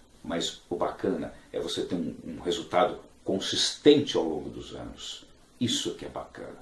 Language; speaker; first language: Portuguese; native; Portuguese